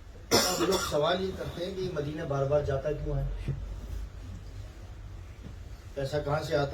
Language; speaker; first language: Urdu; native; Urdu